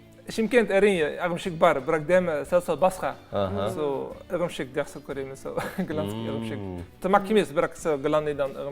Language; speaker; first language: Kazakh; non-native, learner; Dutch